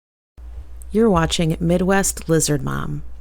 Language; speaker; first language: English; native; English